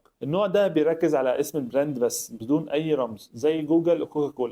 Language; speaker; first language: Arabic; native; Arabic